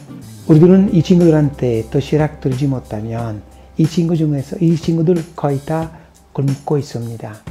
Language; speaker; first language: Korean; non-native, fluent; Italian